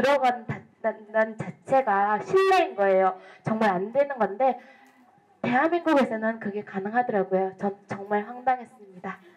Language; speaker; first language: Korean; non-native, fluent; Mongolian